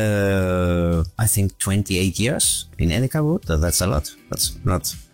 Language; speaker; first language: English; non-native, fluent; German